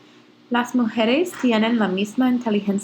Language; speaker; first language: Spanish; non-native, learner; English